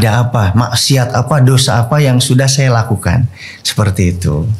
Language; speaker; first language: Indonesian; native; Indonesian